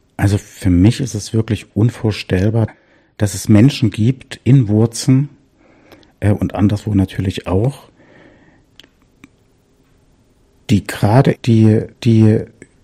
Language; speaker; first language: German; native; German